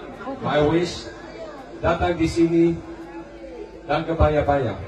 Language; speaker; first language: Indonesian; non-native, learner; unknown